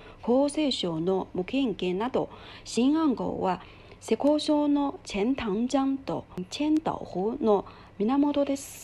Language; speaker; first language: Japanese; non-native, learner; Chinese